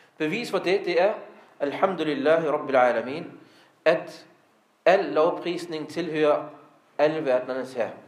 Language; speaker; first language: Danish; early bilingual, other home language; Arabic